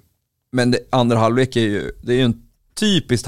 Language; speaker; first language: Swedish; native; Swedish